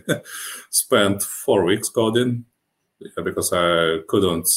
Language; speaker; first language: English; non-native, fluent; Russian